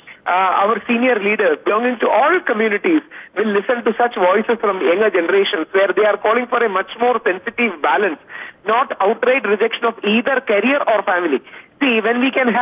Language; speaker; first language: English; non-native, local second language; Malayalam